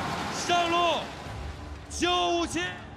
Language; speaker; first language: Chinese; native; Chinese